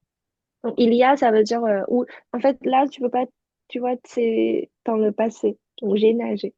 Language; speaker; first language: French; non-native, fluent; Chinese